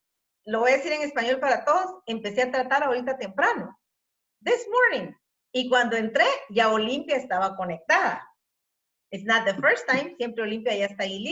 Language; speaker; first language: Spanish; native; Spanish